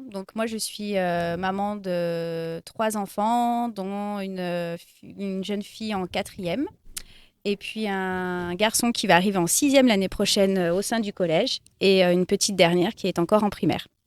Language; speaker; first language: French; native; French